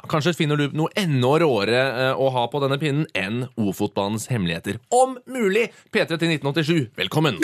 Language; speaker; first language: Norwegian; native; Norwegian